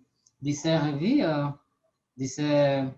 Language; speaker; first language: French; non-native, learner; Portuguese